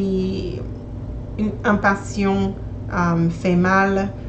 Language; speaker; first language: French; non-native, learner; English